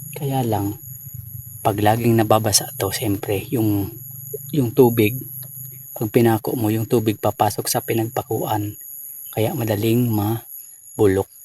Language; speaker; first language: Filipino; non-native, local second language; Bikol